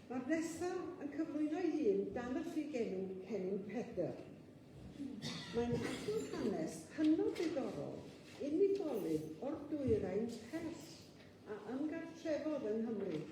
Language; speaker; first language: Welsh; native; Welsh